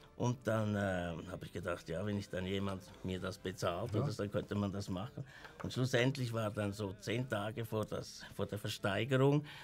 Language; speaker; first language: German; native; German